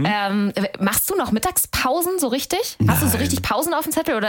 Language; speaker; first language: German; native; German